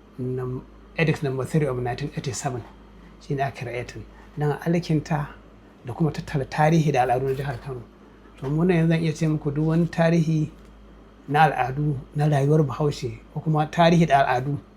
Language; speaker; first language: Hausa; native; Hausa